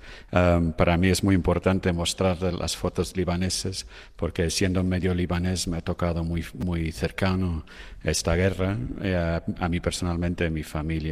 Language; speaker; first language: Spanish; non-native, fluent; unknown